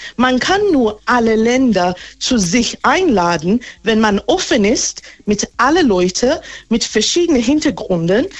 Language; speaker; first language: German; non-native, fluent; Persian